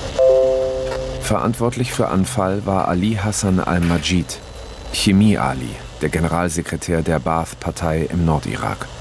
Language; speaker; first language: German; native; German